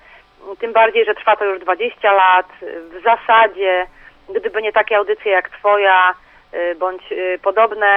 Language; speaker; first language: Polish; native; Polish